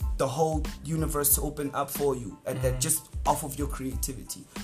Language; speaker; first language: English; non-native, local second language; Northern Sotho